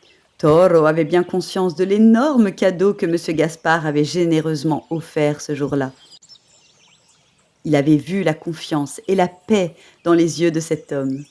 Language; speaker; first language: French; native; French